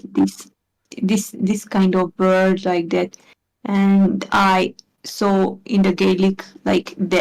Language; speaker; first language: English; non-native, learner; Hungarian